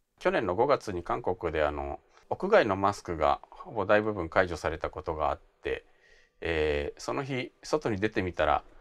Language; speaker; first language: Japanese; native; Japanese